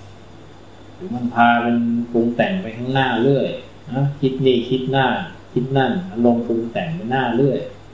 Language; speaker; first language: Thai; native; Thai